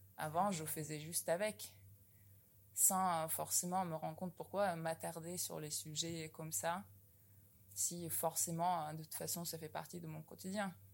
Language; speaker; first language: French; non-native, fluent; Russian